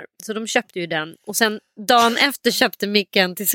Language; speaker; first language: Swedish; native; Swedish